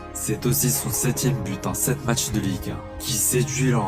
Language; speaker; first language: French; native; French